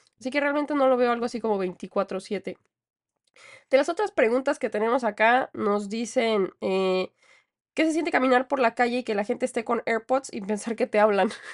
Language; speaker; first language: Spanish; native; Spanish